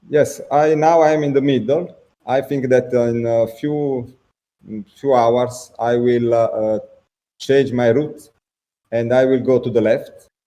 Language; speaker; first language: English; non-native, learner; Italian